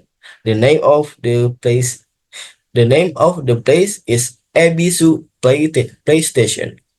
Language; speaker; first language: English; non-native, learner; Indonesian